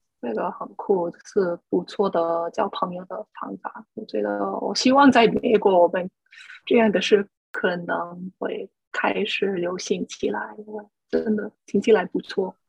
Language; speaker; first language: Chinese; non-native, fluent; English